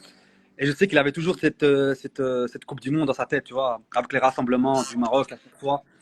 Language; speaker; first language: French; native; French